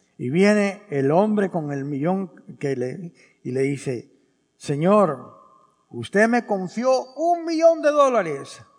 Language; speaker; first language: Spanish; early bilingual, heritage; English